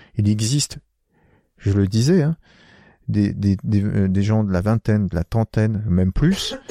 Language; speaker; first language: French; native; French